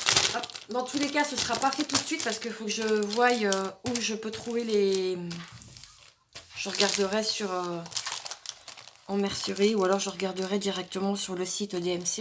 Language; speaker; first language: French; native; French